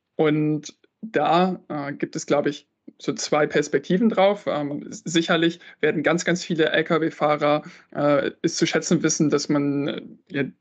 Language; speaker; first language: German; native; German